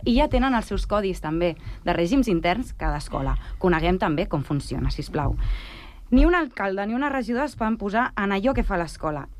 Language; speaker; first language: Catalan; native; Catalan